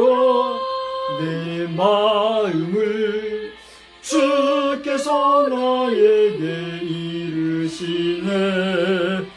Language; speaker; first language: Korean; native; Korean